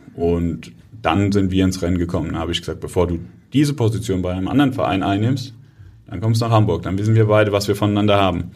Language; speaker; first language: German; native; German